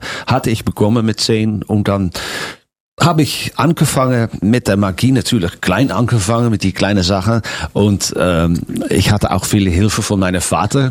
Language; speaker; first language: German; non-native, fluent; Dutch